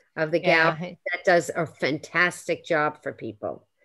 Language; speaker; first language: English; native; English